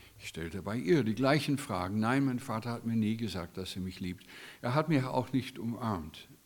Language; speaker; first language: German; non-native, fluent; English